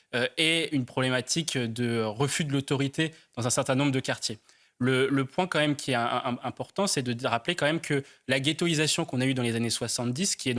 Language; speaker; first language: French; native; French